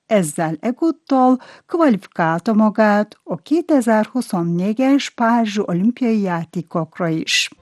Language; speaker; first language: Hungarian; non-native, fluent; Turkish